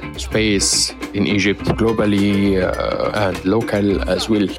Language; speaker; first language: English; non-native, learner; Arabic